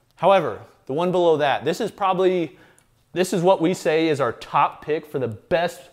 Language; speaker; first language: English; native; English